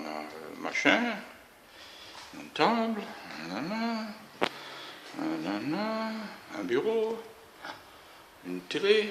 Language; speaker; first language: French; native; French